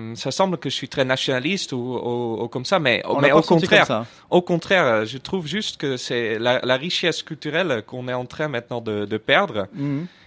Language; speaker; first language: French; non-native, fluent; Dutch